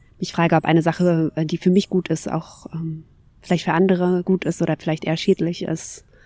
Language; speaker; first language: German; early bilingual, other home language; Kabyle